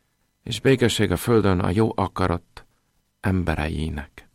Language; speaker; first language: Hungarian; non-native, fluent; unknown